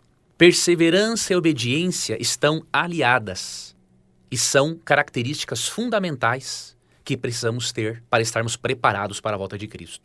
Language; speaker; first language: Portuguese; native; Portuguese